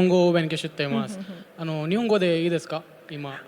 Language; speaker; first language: Japanese; non-native, learner; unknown